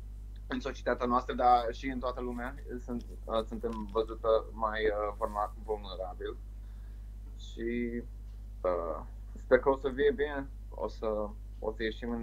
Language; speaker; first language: Romanian; early bilingual, heritage; Romanian